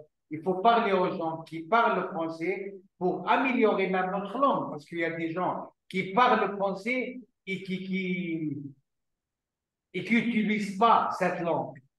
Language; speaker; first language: French; non-native, learner; Arabic